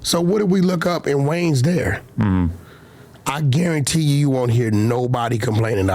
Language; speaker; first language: English; native; English